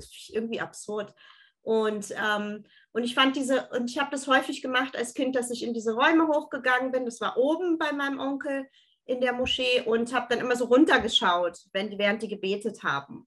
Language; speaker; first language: German; early bilingual, other home language; Turkish